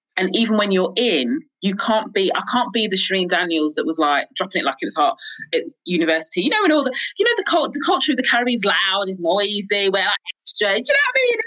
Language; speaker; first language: English; native; English